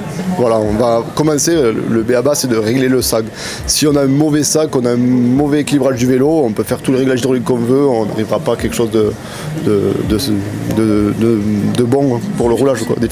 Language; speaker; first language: French; native; French